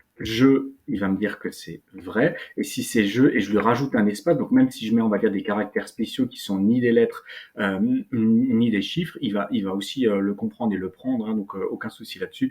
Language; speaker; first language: French; native; French